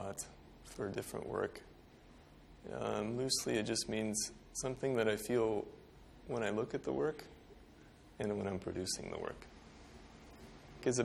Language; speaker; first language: English; native; English